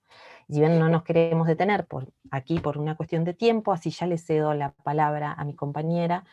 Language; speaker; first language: Spanish; native; Spanish